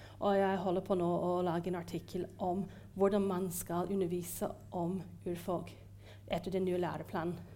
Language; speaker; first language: Norwegian; non-native, fluent; English